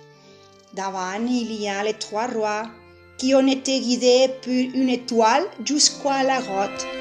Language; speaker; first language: French; non-native, learner; Catalan